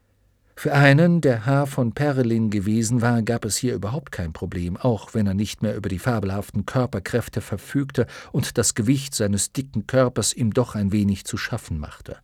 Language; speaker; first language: German; native; German